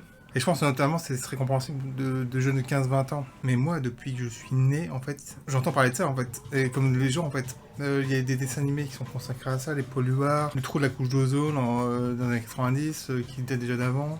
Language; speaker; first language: French; native; French